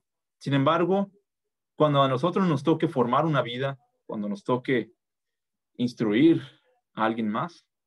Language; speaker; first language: Spanish; native; Spanish